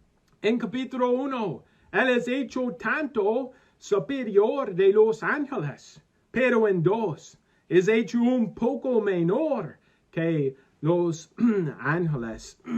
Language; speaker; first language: Spanish; non-native, learner; English